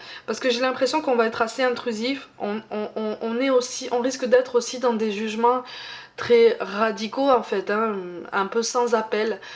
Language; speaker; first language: French; native; French